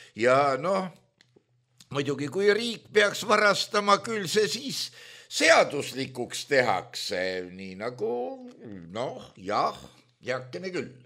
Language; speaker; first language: Estonian; native; Estonian